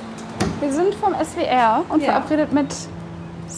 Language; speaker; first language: German; native; German